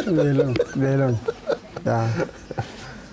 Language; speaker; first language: Swedish; non-native, learner; Turoyo